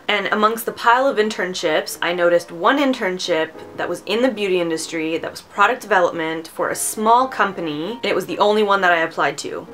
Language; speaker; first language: English; early bilingual, other home language; Romanian